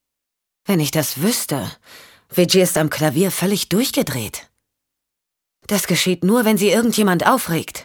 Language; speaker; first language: German; native; German